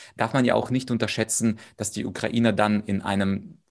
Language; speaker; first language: German; early bilingual, other home language; Russian